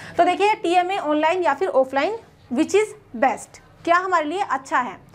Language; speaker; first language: Hindi; native; Hindi